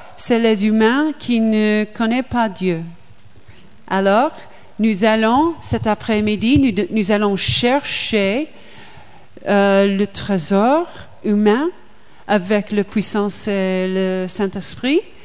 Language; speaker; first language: French; non-native, learner; English